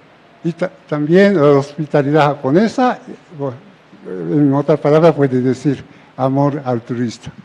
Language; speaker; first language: Spanish; non-native, fluent; Japanese